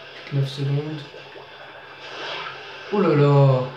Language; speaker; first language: French; native; French